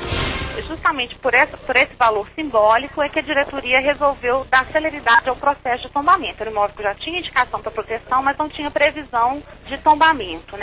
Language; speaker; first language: Portuguese; native; Portuguese